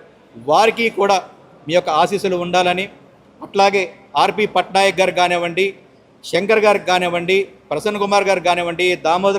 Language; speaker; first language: Telugu; native; Telugu